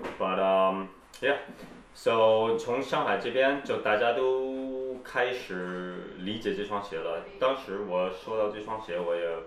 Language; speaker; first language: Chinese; early bilingual, heritage; Chinese